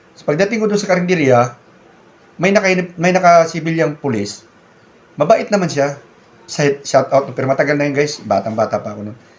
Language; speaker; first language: Filipino; non-native, local second language; Cebuano